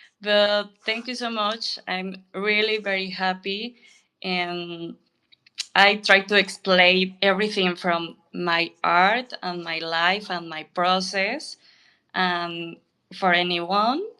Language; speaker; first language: English; non-native, learner; Spanish